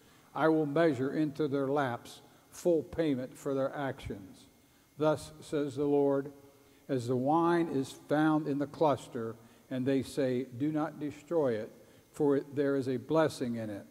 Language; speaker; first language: English; native; English